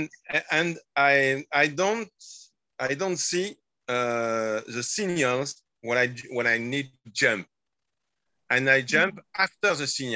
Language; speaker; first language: English; non-native, learner; French